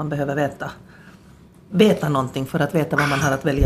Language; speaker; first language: Swedish; native; Swedish